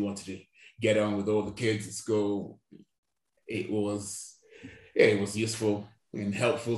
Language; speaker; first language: English; non-native, local second language; Yoruba